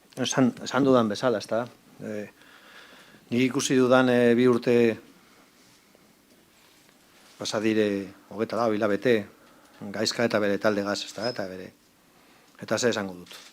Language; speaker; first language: Basque; non-native, local second language; Spanish